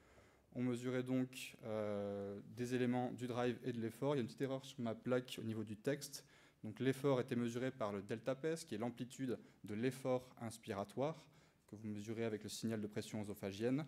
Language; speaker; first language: French; native; French